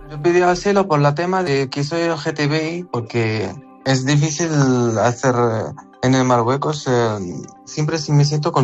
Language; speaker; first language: Spanish; non-native, learner; Arabic